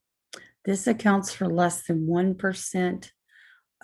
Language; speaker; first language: English; native; English